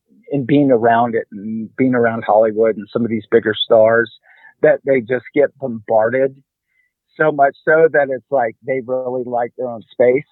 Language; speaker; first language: English; native; English